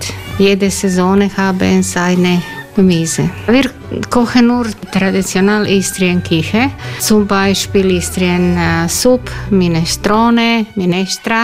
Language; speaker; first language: German; non-native, learner; Croatian